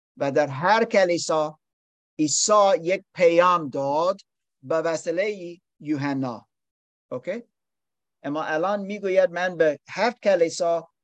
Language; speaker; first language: Persian; non-native, learner; English